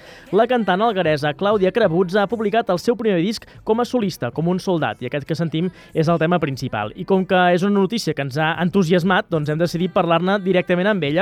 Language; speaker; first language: Catalan; native; Catalan